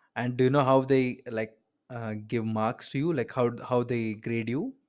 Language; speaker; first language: English; non-native, local second language; Kannada